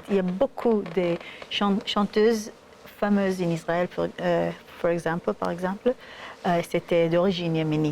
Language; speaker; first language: French; non-native, learner; Hebrew